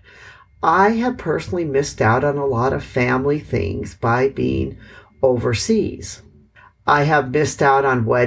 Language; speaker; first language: English; native; English